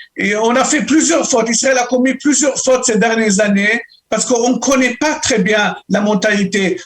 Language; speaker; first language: French; non-native, local second language; Arabic